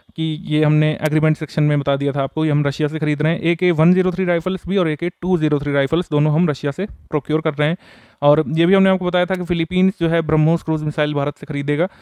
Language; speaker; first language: Hindi; native; Hindi